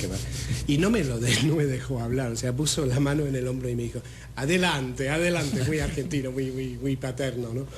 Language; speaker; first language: Spanish; non-native, fluent; English